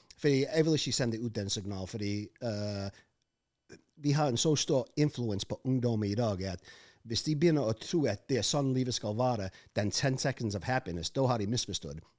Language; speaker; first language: Norwegian; non-native, fluent; English